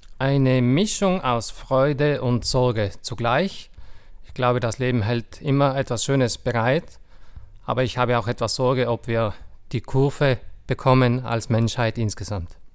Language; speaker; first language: German; native; German